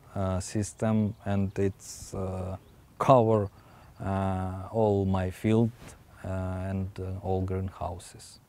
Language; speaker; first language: English; non-native, learner; Ukrainian